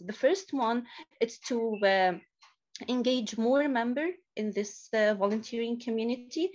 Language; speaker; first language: English; non-native, learner; Arabic